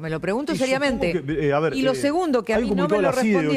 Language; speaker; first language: Spanish; native; Spanish